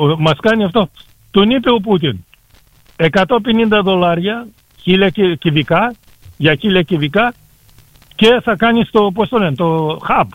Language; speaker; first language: Greek; early bilingual, heritage; Greek